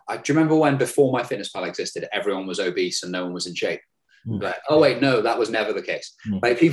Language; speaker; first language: English; native; English